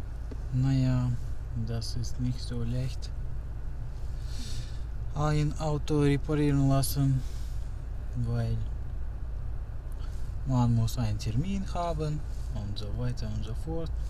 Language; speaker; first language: German; non-native, learner; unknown